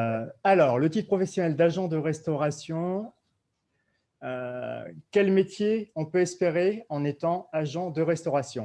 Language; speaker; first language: French; native; French